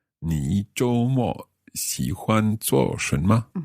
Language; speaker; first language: Chinese; non-native, learner; English